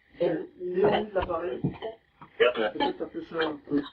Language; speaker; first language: French; native; French